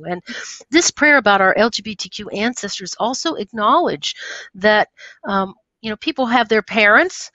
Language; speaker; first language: English; native; English